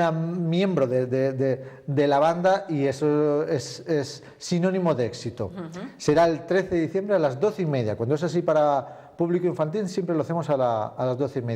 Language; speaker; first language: Spanish; native; Spanish